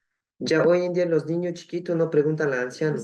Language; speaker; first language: Spanish; non-native, local second language; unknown